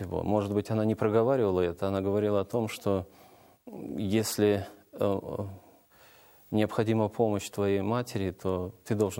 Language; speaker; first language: Russian; native; Russian